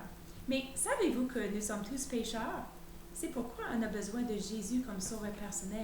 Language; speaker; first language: French; native; French